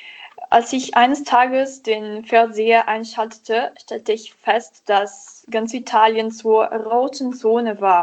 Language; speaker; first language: German; non-native, learner; Italian